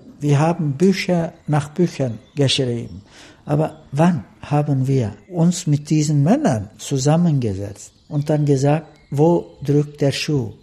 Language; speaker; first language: German; non-native, fluent; Turkish